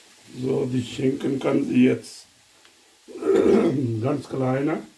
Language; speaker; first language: German; non-native, learner; Urdu